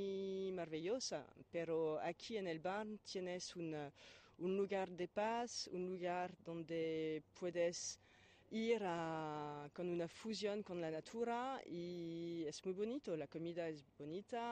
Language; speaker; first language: Spanish; non-native, fluent; French